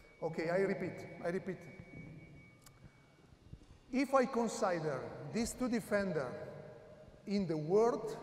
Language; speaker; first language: English; non-native, learner; Italian